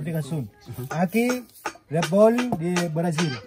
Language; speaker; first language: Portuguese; non-native, learner; Vietnamese